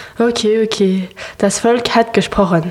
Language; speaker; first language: German; non-native, learner; French